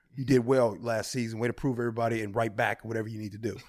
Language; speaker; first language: English; native; English